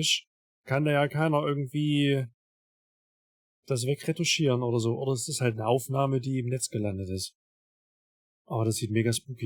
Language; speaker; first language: German; native; German